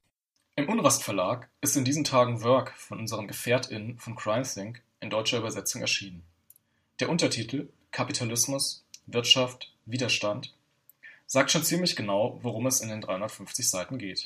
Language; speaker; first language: German; native; German